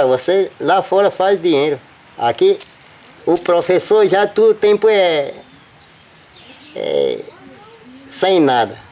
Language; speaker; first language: Portuguese; non-native, local second language; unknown